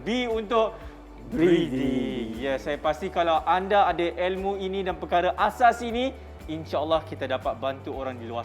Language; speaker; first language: Malay; native; Malay